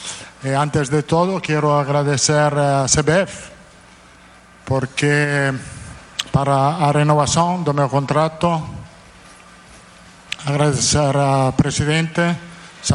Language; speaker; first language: Portuguese; non-native, learner; Italian